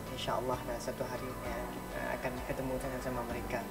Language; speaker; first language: Indonesian; non-native, learner; Eastern Cham